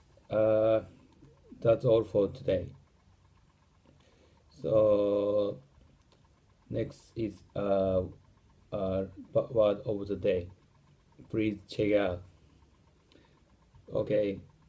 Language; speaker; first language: English; non-native, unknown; Japanese